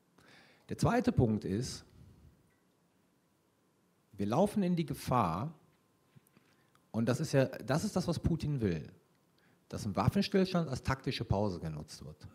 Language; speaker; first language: German; native; German